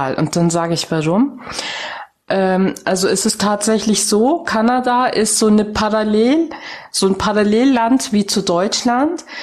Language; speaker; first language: German; native; German